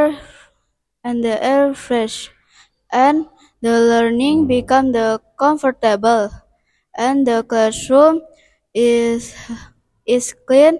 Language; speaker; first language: English; non-native, learner; Indonesian